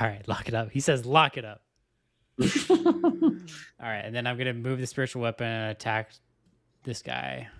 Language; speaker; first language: English; native; English